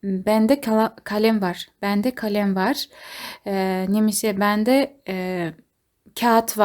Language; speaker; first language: Turkish; non-native, learner; Kazakh